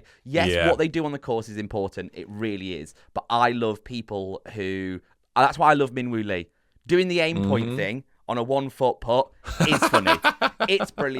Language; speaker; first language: English; native; English